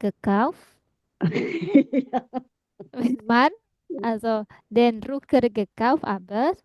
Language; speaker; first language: German; non-native, fluent; Indonesian